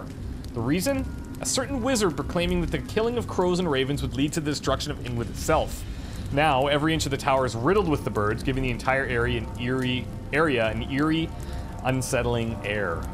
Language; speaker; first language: English; native; English